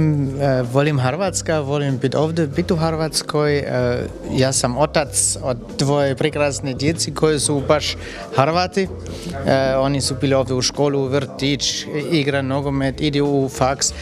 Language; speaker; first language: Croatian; non-native, learner; German